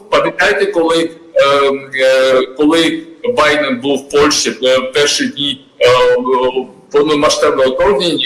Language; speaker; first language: Ukrainian; non-native, learner; Georgian